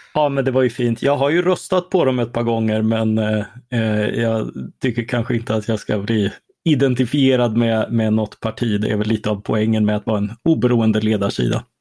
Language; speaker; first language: Swedish; native; Swedish